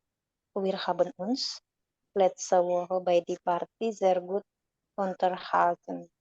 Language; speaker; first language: German; non-native, learner; Indonesian